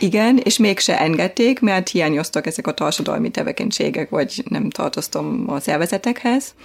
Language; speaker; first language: Hungarian; non-native, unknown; German